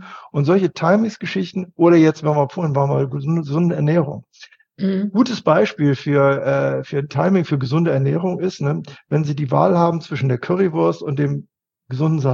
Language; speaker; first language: German; native; German